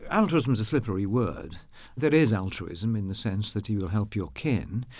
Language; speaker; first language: English; native; English